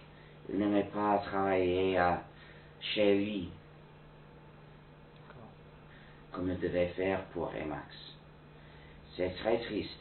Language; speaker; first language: French; non-native, fluent; English